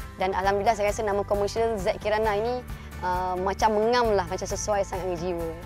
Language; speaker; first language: Malay; native; Malay